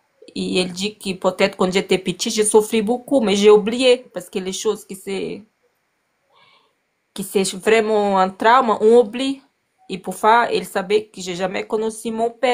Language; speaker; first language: French; non-native, learner; Portuguese